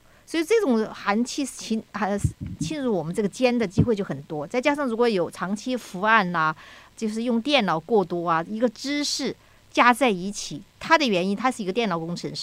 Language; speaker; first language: Chinese; native; Chinese